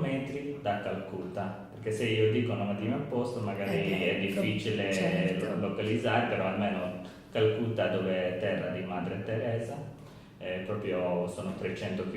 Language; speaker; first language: Italian; non-native, learner; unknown